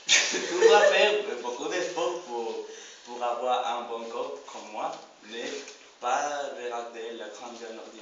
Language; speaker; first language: French; non-native, learner; Spanish